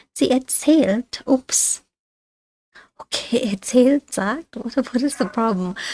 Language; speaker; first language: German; non-native, fluent; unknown